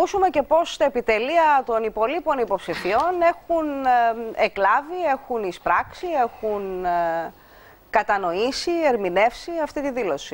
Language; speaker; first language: Greek; native; Greek